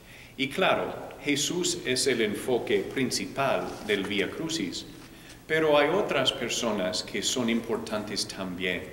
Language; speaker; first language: Spanish; non-native, fluent; English